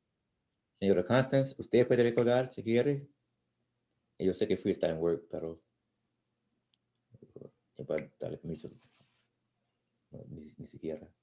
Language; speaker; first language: Spanish; non-native, fluent; English